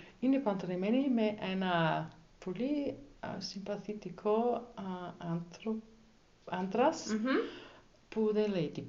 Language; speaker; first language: Greek; non-native, learner; German